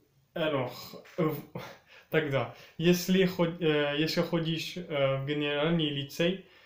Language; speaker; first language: Russian; early bilingual, heritage; French